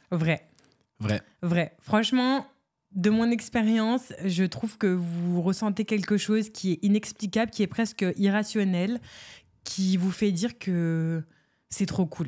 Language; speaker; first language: French; native; French